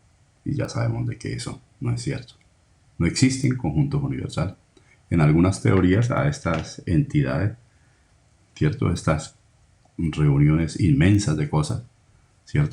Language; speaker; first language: Spanish; native; Spanish